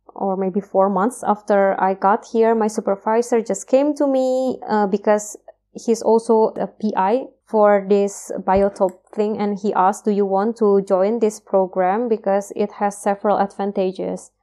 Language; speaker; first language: English; non-native, fluent; Indonesian